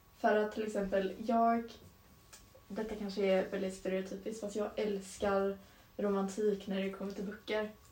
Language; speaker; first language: Swedish; native; Swedish